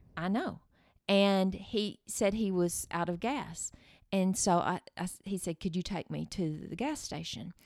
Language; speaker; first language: English; early bilingual, other home language; Norwegian